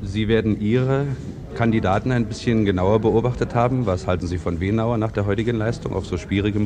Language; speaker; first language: German; native; German